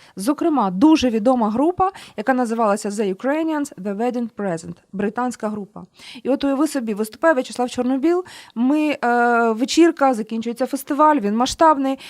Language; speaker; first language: Ukrainian; native; Ukrainian